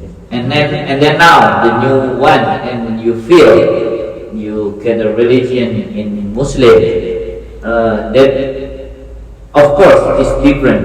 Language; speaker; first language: English; non-native, learner; Indonesian